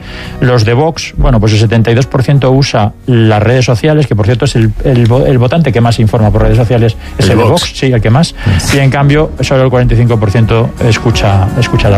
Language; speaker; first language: Spanish; native; Spanish